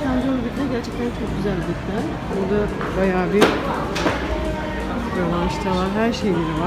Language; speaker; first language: Turkish; native; Turkish